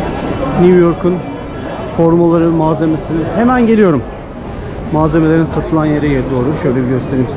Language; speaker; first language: Turkish; native; Turkish